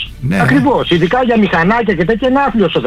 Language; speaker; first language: Greek; native; Greek